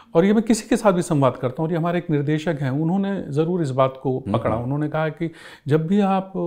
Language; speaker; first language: Hindi; native; Hindi